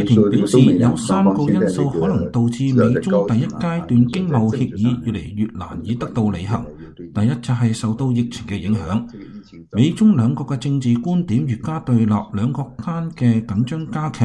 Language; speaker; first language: Chinese; non-native, local second language; Cantonese